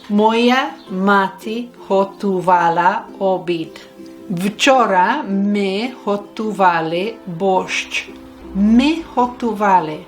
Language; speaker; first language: Ukrainian; non-native, learner; English